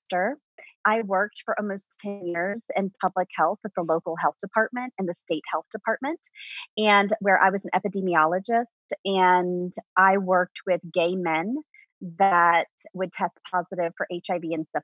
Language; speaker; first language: English; native; English